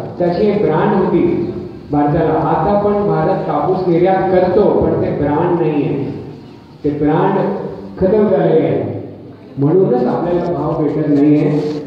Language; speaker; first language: Marathi; non-native, local second language; Hindi